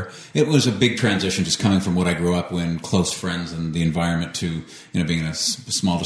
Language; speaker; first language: English; native; English